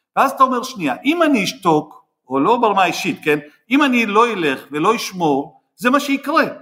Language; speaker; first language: Hebrew; native; Hebrew